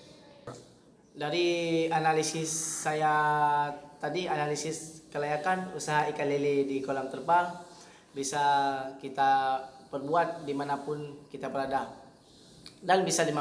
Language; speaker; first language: Indonesian; native; Indonesian